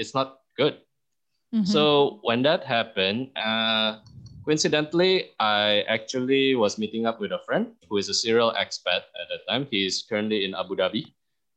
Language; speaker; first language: English; early bilingual, other home language; Indonesian